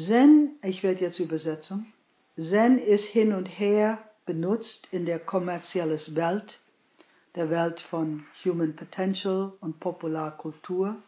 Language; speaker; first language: German; non-native, fluent; English